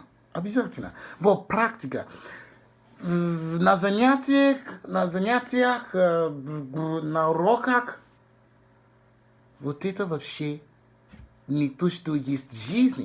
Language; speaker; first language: Russian; non-native, fluent; English